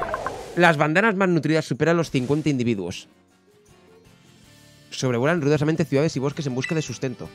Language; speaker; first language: Spanish; native; Spanish